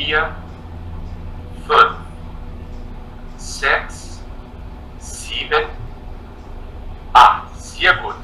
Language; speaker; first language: German; non-native, fluent; Portuguese